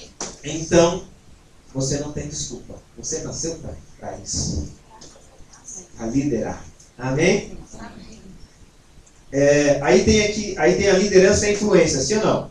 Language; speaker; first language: Portuguese; native; Portuguese